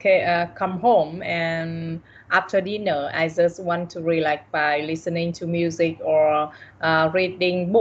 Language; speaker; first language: English; non-native, learner; Vietnamese